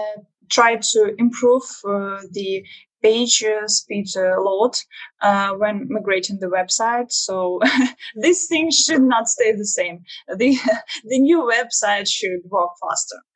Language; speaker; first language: English; non-native, learner; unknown